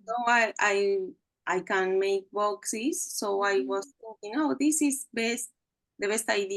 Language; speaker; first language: English; non-native, learner; Spanish